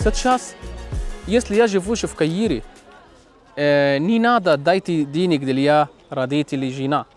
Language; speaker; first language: Russian; non-native, learner; Arabic